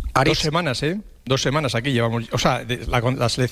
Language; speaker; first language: Spanish; native; Spanish